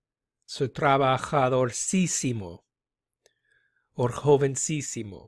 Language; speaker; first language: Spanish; non-native, fluent; English